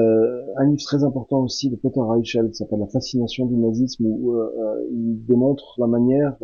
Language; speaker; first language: French; native; French